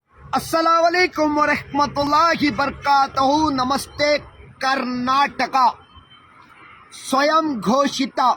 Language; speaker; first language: Kannada; non-native, local second language; Urdu